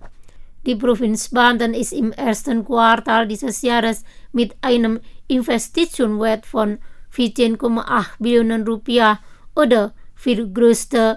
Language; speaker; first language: German; non-native, fluent; Indonesian